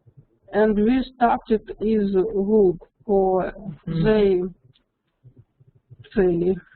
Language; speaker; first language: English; non-native, learner; Russian